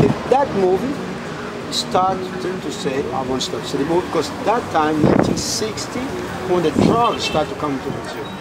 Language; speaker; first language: English; non-native, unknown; Portuguese